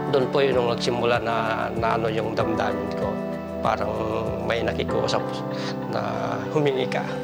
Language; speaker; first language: Filipino; native; Filipino